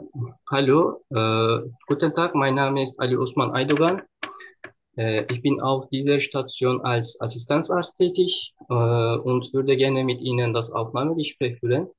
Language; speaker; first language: German; non-native, learner; Turkish